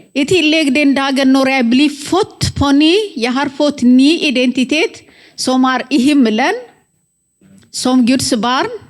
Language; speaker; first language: Norwegian; non-native, fluent; Amharic